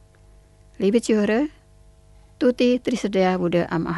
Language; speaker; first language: German; non-native, fluent; Indonesian